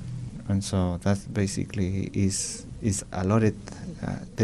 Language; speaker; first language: English; non-native, learner; Spanish